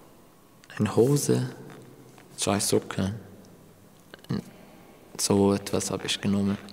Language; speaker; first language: German; non-native, learner; Persian